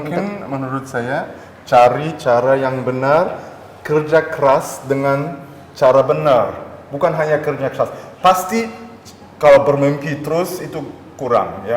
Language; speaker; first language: Indonesian; early bilingual, heritage; German